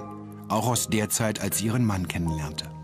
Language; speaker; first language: German; native; German